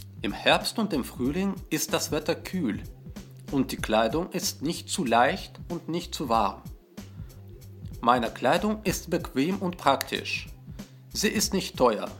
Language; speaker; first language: German; non-native, fluent; Russian